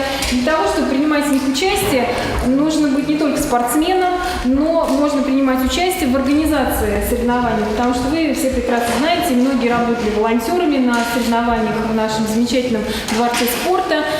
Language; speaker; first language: Russian; native; Russian